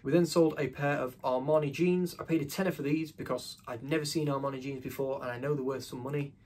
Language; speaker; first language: English; native; English